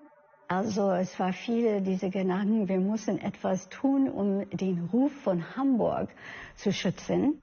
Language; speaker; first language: German; non-native, fluent; English